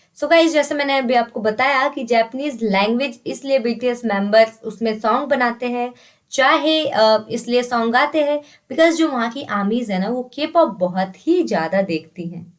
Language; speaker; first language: Hindi; native; Hindi